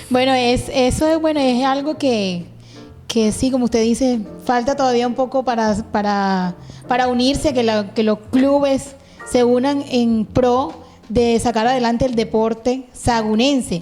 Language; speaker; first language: Spanish; native; Spanish